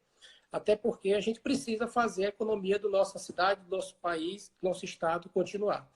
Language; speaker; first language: Portuguese; native; Portuguese